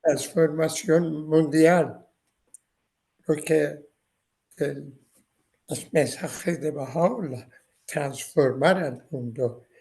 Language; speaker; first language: Spanish; non-native, fluent; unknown